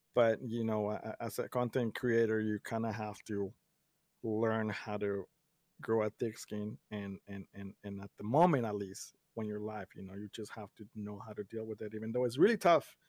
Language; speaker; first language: English; early bilingual, other home language; Spanish